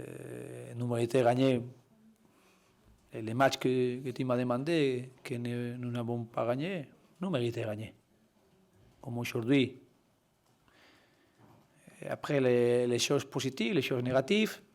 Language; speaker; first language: French; non-native, learner; Spanish